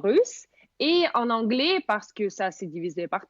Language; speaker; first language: French; non-native, fluent; Russian